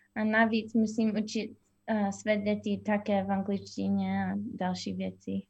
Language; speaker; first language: Czech; non-native, fluent; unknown